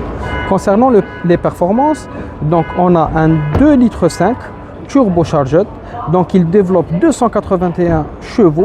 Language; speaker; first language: French; native; French